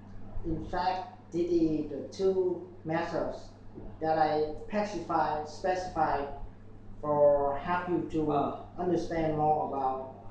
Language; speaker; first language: English; non-native, learner; Vietnamese